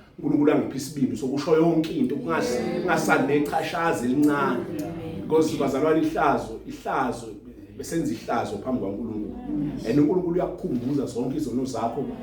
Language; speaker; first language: Zulu; native; Zulu